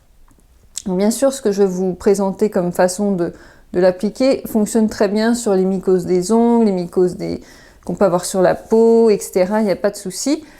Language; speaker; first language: French; native; French